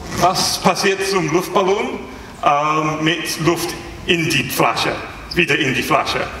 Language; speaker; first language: German; non-native, learner; English